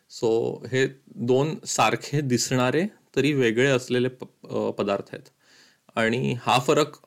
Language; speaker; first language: Marathi; early bilingual, heritage; Marathi